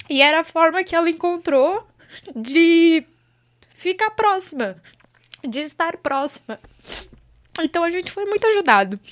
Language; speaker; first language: Portuguese; early bilingual, other home language; Arabic